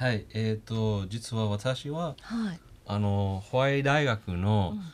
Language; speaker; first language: Japanese; non-native, fluent; English